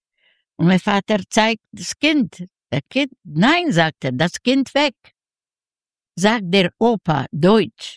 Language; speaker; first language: German; non-native, learner; Yiddish